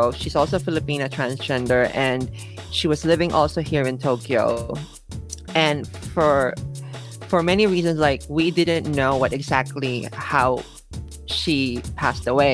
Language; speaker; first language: English; non-native, local second language; Filipino